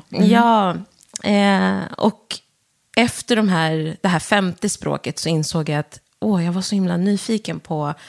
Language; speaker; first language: Swedish; early bilingual, other home language; Wolof